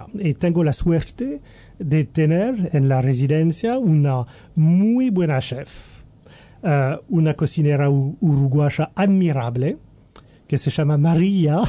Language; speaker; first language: Spanish; non-native, learner; French